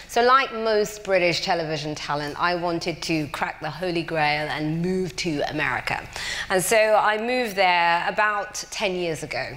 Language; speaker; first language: English; native; English